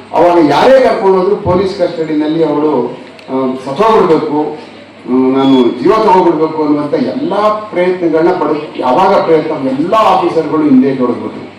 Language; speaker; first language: Kannada; native; Kannada